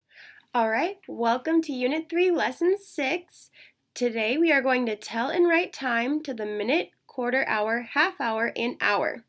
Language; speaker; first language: English; native; English